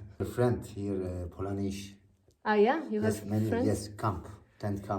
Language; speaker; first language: English; non-native, learner; Turkish